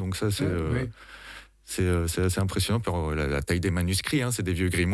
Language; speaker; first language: French; native; French